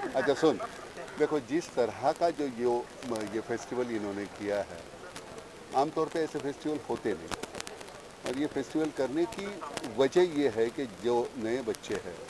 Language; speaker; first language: Hindi; non-native, local second language; Marathi